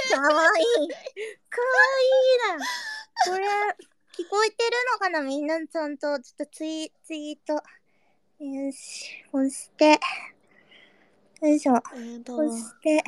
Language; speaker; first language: Japanese; native; Japanese